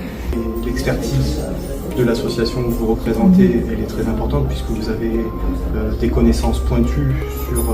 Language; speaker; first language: French; native; French